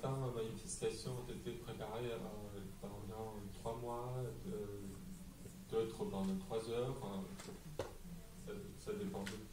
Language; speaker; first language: French; non-native, fluent; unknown